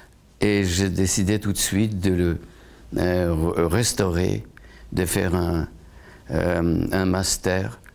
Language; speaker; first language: French; non-native, fluent; Polish